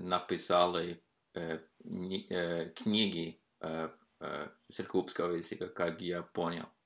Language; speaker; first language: Russian; non-native, fluent; Norwegian